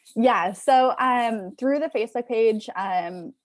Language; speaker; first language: English; native; English